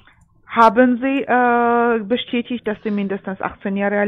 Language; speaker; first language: German; non-native, fluent; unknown